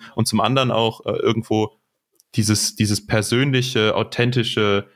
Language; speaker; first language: German; native; German